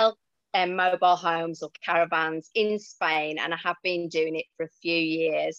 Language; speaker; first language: English; native; English